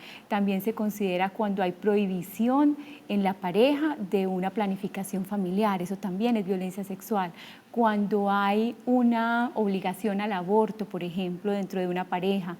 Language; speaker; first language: Spanish; native; Spanish